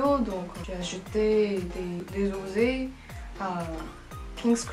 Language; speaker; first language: French; non-native, learner; Korean